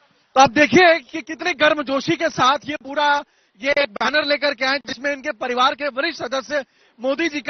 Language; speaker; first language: Hindi; native; Hindi